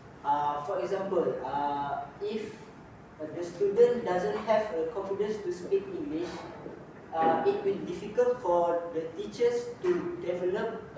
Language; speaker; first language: English; non-native, local second language; Malay